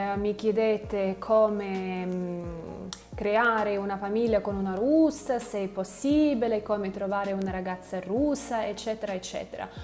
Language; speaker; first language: Italian; non-native, fluent; Russian